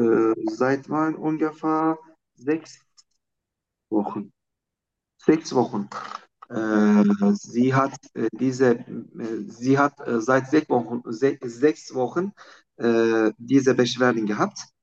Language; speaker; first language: German; non-native, fluent; Turkish